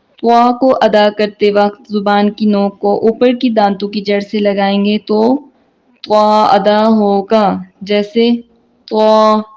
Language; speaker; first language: Urdu; native; Urdu